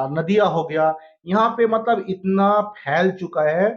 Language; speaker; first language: Hindi; non-native, local second language; Bangla